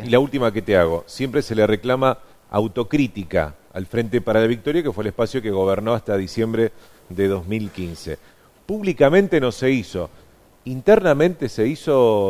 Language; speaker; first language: Spanish; native; Spanish